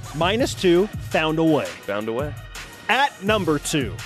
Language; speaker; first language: English; native; English